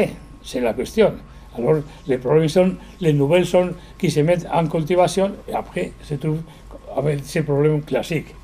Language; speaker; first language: French; non-native, learner; Spanish